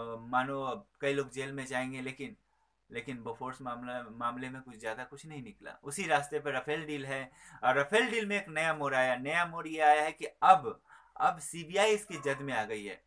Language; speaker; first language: Hindi; native; Hindi